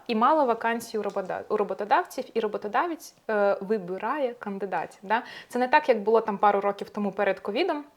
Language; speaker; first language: Ukrainian; native; Ukrainian